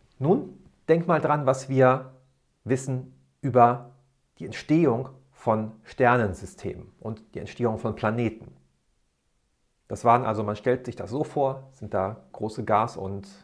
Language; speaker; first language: German; native; German